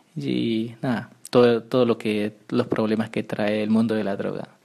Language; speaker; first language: Spanish; native; Spanish